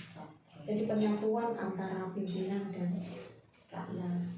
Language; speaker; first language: Indonesian; native; Indonesian